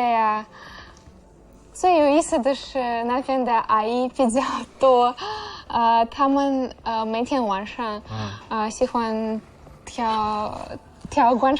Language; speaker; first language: Chinese; non-native, fluent; Russian